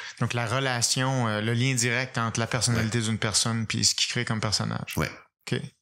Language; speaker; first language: French; native; French